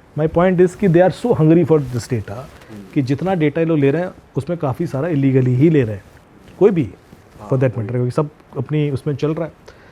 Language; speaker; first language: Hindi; native; Hindi